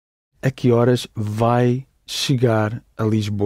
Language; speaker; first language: Portuguese; non-native, learner; English